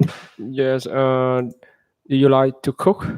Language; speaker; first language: English; non-native, learner; Vietnamese